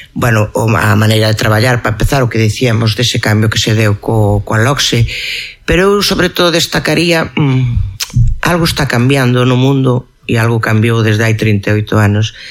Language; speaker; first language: Galician; native; Galician